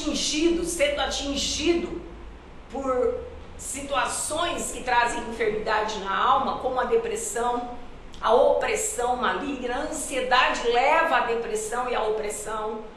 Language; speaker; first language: Portuguese; native; Portuguese